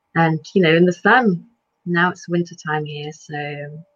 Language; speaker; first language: English; early bilingual, other home language; Lithuanian